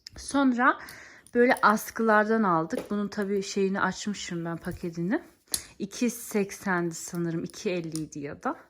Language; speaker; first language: Turkish; early bilingual, heritage; Turkish